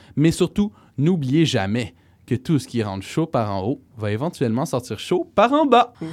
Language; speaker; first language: French; native; French